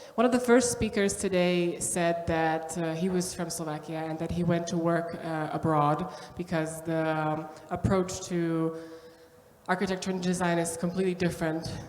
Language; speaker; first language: English; non-native, fluent; Slovak